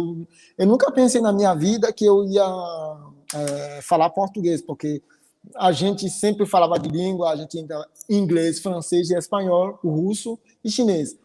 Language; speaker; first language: Portuguese; non-native, fluent; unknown